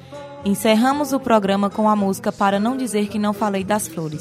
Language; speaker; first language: Portuguese; native; Portuguese